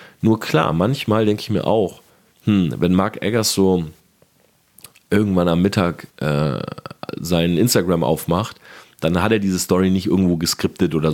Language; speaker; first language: German; native; German